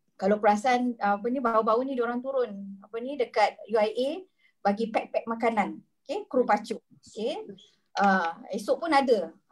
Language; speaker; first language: Malay; native; Malay